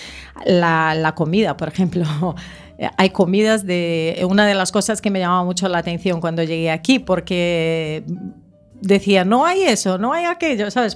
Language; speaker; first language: Spanish; native; Spanish